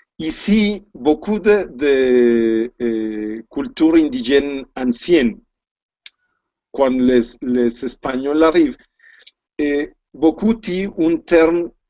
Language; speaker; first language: French; non-native, learner; Spanish